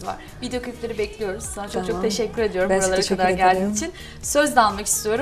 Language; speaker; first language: Turkish; native; Turkish